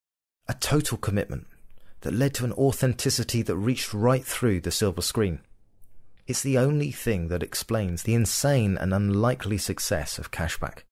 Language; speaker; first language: English; native; English